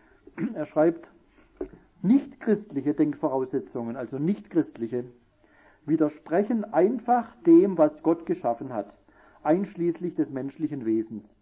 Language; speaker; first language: German; native; German